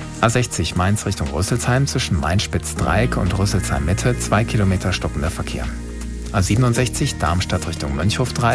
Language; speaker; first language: German; native; German